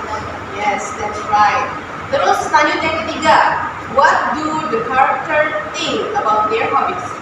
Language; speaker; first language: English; non-native, fluent; Indonesian